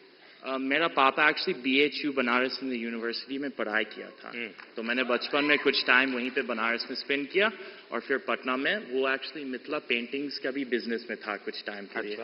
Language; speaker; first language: Hindi; early bilingual, other home language; English